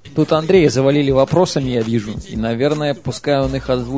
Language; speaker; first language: Russian; native; Russian